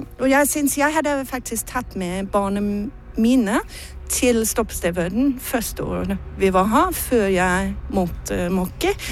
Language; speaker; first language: Norwegian; non-native, learner; English